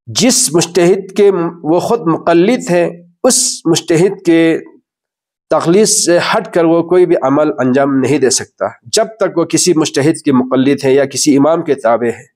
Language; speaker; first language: Urdu; non-native, local second language; Balti